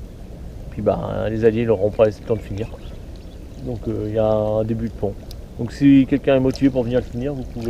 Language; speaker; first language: French; native; French